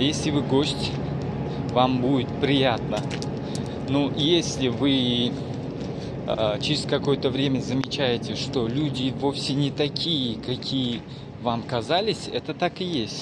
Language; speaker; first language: Russian; non-native, local second language; Uzbek